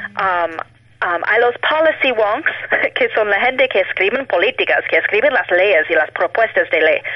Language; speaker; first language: Spanish; non-native, fluent; English